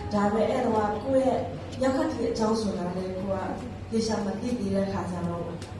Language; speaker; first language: Burmese; non-native, local second language; Tedim Chin